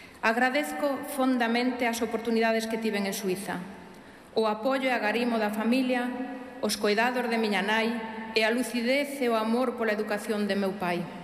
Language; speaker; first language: Galician; early bilingual, heritage; Galician